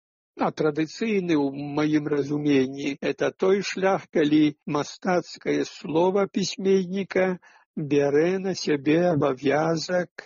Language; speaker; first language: Belarusian; native; Belarusian